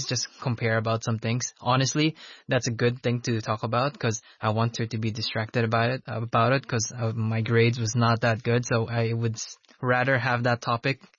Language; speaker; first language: English; non-native, local second language; Filipino